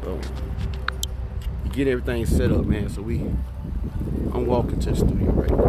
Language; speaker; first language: English; native; English